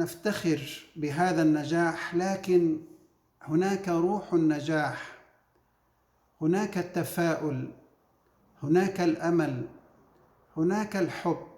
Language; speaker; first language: Arabic; native; Arabic